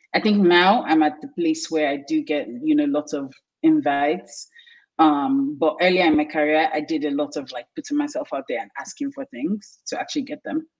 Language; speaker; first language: English; non-native, local second language; Yoruba